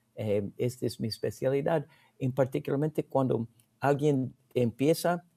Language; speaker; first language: Spanish; non-native, learner; English